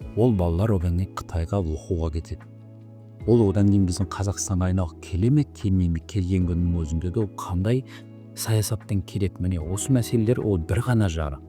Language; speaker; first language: Kazakh; native; Kazakh